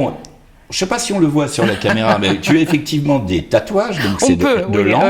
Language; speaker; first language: French; native; French